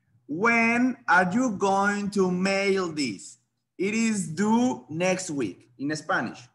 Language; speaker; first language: English; non-native, fluent; Spanish